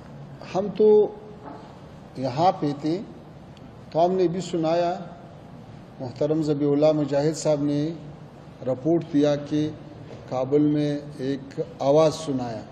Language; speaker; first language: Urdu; non-native, fluent; Pashto